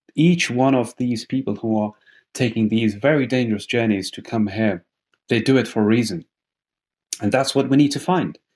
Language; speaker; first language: English; non-native, fluent; Persian